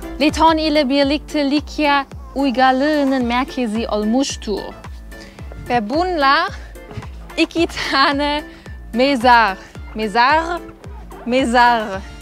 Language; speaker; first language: Turkish; non-native, learner; German